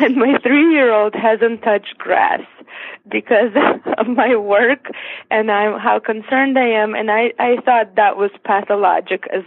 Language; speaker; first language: English; non-native, fluent; Russian